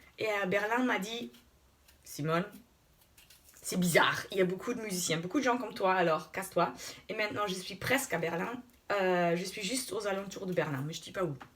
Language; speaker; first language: French; non-native, fluent; German